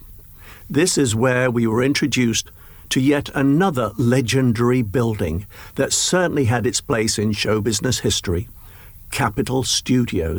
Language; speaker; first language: English; native; English